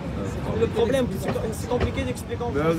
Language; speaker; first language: French; non-native, learner; Arabic